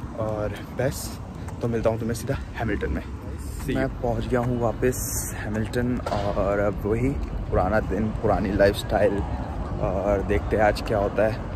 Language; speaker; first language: Hindi; native; Hindi